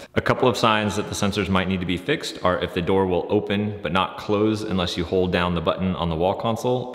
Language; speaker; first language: English; native; English